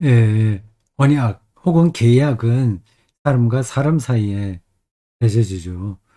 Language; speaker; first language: Korean; native; Korean